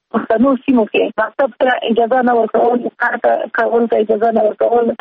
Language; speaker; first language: Pashto; native; Pashto